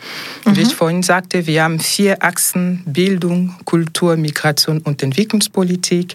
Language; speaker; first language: German; non-native, fluent; French